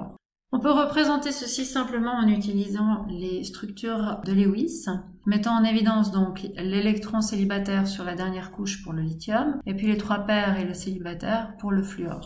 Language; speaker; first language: French; native; French